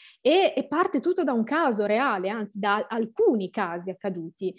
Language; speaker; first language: Italian; native; Italian